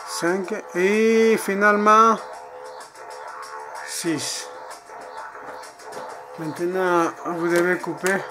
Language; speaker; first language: French; non-native, learner; Spanish